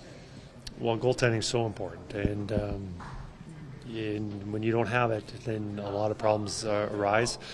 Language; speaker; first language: English; native; English